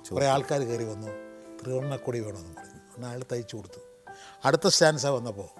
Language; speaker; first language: Malayalam; native; Malayalam